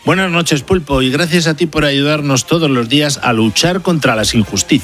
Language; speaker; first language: Spanish; native; Spanish